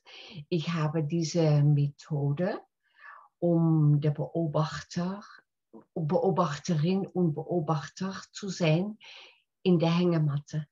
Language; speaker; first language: German; non-native, fluent; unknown